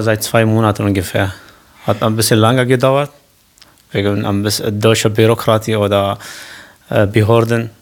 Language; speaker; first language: German; non-native, fluent; Arabic